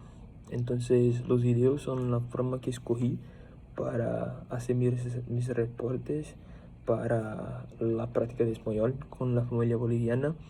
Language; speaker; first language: Spanish; non-native, fluent; Portuguese